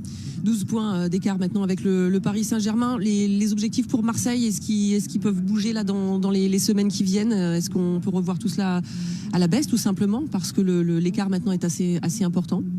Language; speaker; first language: French; native; French